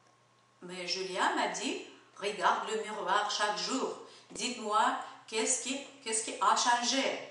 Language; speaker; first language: French; non-native, learner; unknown